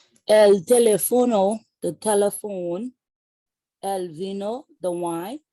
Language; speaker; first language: Spanish; non-native, learner; English